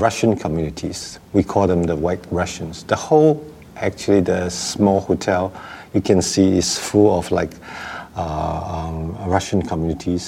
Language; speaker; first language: English; non-native, local second language; Wu Chinese